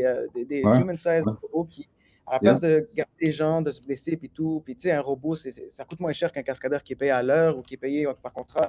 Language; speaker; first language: French; native; French